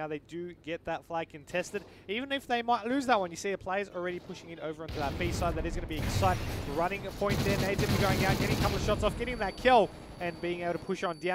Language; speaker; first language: English; native; English